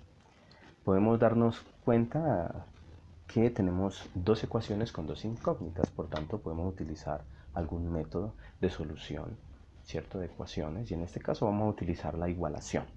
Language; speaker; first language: Spanish; native; Spanish